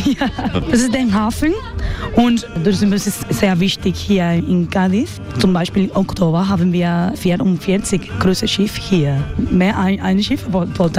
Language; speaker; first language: German; non-native, learner; Spanish